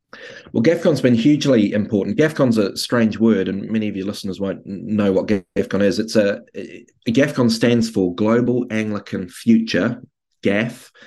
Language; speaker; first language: English; native; English